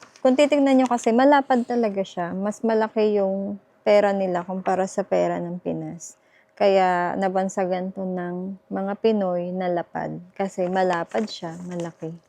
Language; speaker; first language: Filipino; native; Filipino